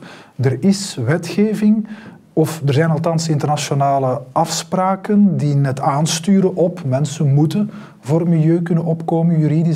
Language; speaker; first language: Dutch; native; Dutch